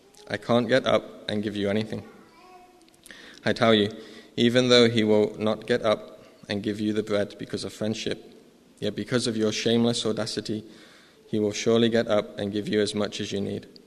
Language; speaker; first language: English; native; English